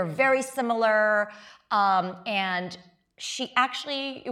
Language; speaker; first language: English; early bilingual, other home language; Chinese